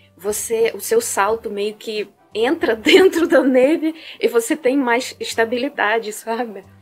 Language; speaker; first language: Portuguese; non-native, fluent; Russian